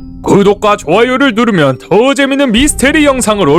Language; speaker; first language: Korean; native; Korean